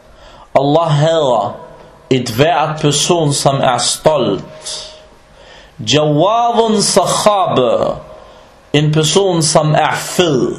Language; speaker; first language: Danish; early bilingual, other home language; Arabic